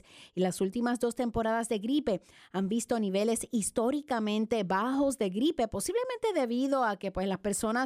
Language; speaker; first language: Spanish; native; Spanish